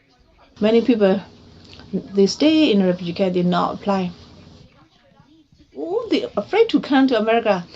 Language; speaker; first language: English; non-native, learner; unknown